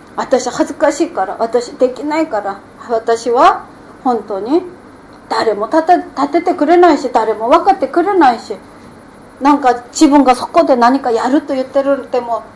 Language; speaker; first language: Japanese; non-native, fluent; Korean